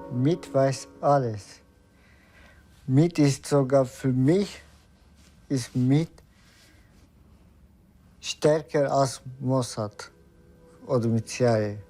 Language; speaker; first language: German; non-native, learner; Turkish